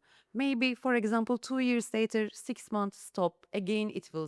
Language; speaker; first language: English; non-native, learner; Turkish